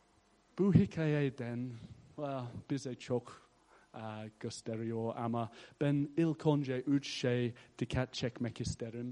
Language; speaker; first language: Turkish; non-native, fluent; English